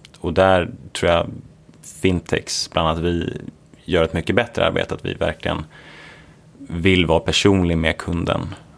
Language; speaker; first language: Swedish; native; Swedish